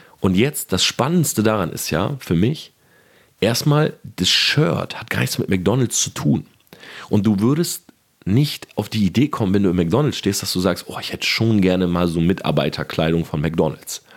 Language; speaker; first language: German; native; German